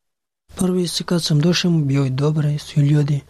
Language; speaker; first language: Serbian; non-native, learner; Pashto